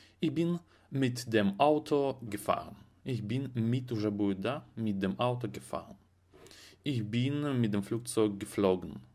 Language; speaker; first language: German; non-native, fluent; Russian